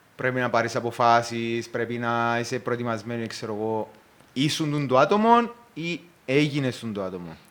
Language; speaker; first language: Greek; native; Greek